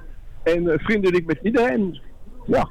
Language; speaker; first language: Dutch; non-native, fluent; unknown